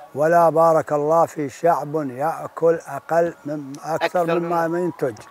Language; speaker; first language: Arabic; native; Arabic